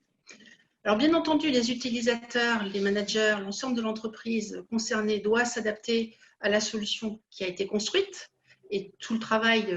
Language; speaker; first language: French; native; French